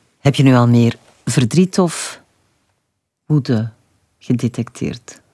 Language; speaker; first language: Dutch; native; Dutch